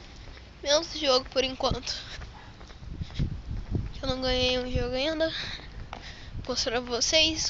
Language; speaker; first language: Portuguese; native; Portuguese